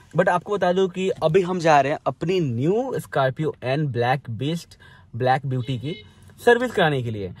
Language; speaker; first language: Hindi; native; Hindi